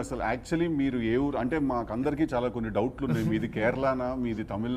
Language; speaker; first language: Telugu; native; Telugu